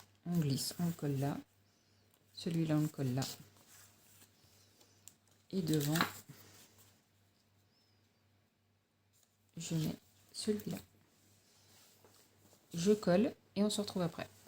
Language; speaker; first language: French; native; French